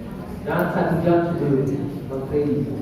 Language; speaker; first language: Indonesian; non-native, learner; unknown